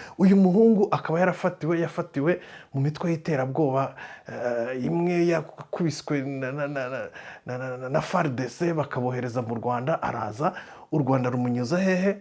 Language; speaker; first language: Kinyarwanda; native; Kinyarwanda